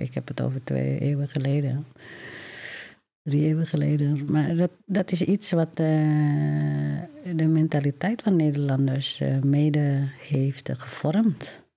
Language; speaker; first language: Dutch; non-native, fluent; Indonesian